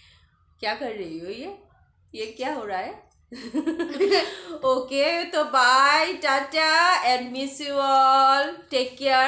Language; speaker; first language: Hindi; non-native, local second language; Bangla